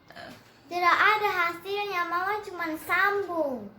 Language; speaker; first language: Indonesian; native; Indonesian